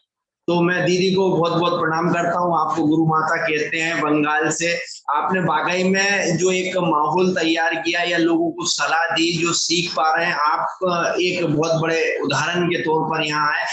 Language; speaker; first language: Hindi; native; Hindi